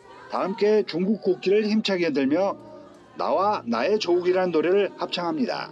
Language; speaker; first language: Korean; native; Korean